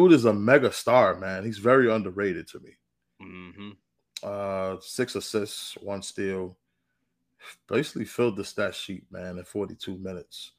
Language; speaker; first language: English; native; English